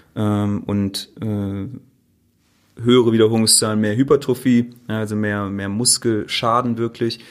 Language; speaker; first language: German; native; German